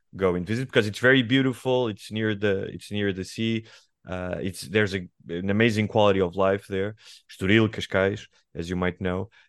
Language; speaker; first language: English; non-native, fluent; Portuguese